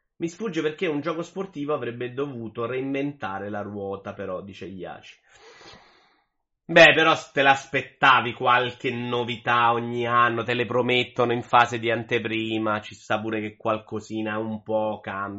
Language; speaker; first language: Italian; native; Italian